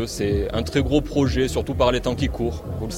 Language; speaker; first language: French; native; French